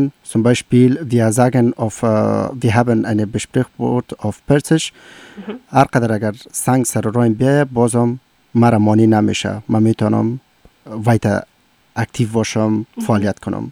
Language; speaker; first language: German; non-native, learner; Persian